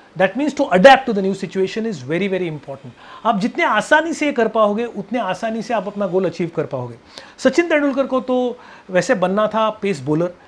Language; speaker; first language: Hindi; non-native, local second language; Marathi